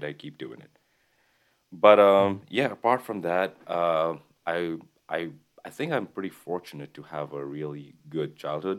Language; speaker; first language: English; non-native, local second language; Nepali